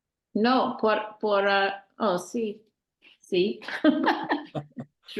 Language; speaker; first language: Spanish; non-native, learner; English